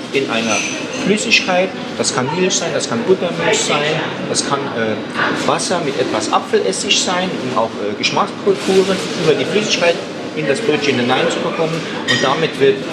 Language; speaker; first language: German; native; German